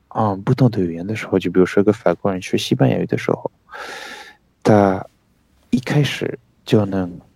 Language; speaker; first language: Chinese; non-native, fluent; French